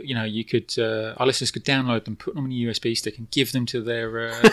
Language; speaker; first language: English; native; English